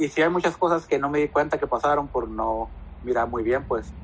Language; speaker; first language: Spanish; native; Spanish